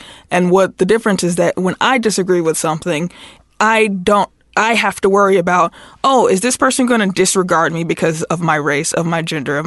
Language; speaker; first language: English; native; English